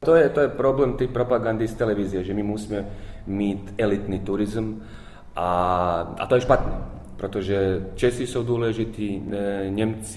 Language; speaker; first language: Czech; early bilingual, heritage; Czech